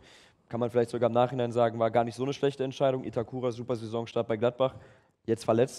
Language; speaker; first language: German; native; German